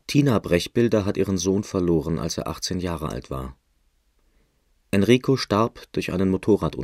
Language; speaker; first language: German; native; German